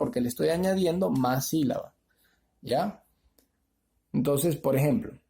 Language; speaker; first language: Spanish; native; Spanish